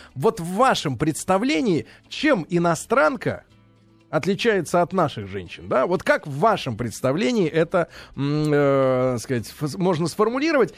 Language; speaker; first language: Russian; native; Russian